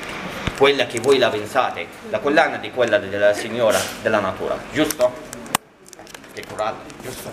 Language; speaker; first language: Italian; non-native, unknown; Arabic